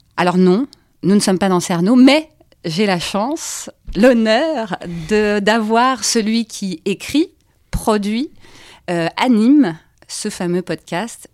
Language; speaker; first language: French; native; French